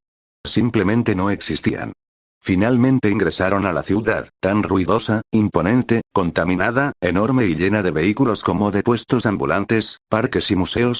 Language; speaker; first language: Spanish; native; Spanish